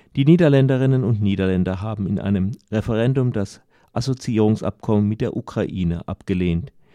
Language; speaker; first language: German; native; German